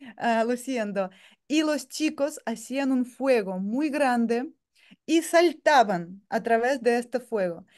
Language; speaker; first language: Spanish; non-native, fluent; Russian